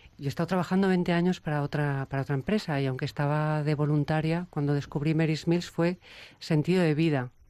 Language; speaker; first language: Spanish; native; Spanish